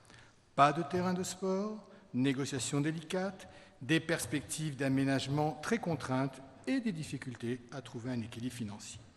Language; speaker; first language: French; native; French